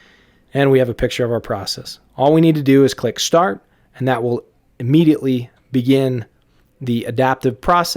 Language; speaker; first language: English; native; English